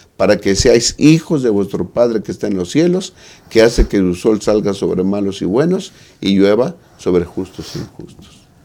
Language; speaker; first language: Spanish; native; Spanish